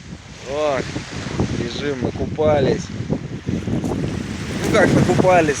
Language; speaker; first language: Russian; native; Russian